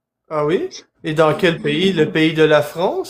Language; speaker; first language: French; native; French